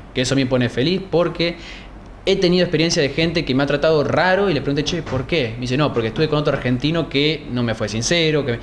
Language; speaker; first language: Spanish; native; Spanish